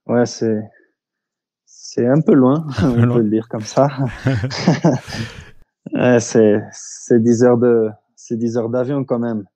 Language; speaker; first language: French; early bilingual, heritage; French